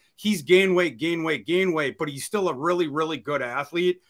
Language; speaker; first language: English; native; English